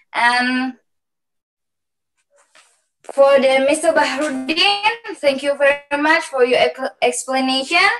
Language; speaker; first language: English; non-native, learner; Indonesian